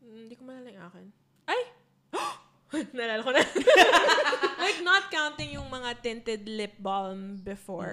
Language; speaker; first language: English; non-native, local second language; Filipino